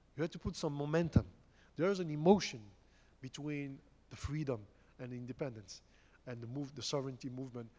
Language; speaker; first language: English; non-native, fluent; French